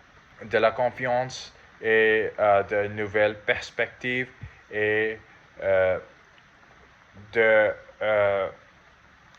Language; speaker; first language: French; non-native, learner; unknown